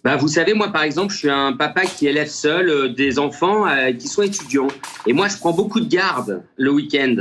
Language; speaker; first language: French; native; French